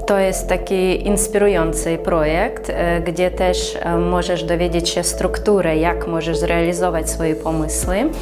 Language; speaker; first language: Polish; non-native, fluent; Russian